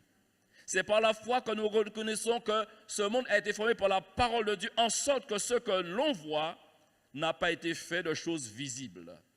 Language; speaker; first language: French; native; French